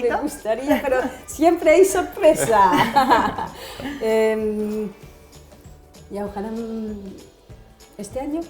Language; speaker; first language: Spanish; non-native, fluent; French